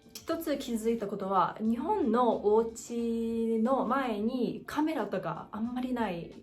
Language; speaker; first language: Japanese; non-native, fluent; English